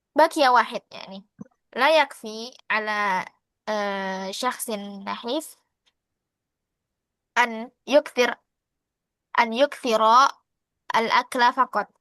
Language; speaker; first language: Arabic; non-native, fluent; Indonesian